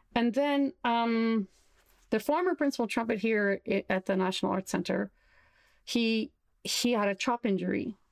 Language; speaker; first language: English; native; English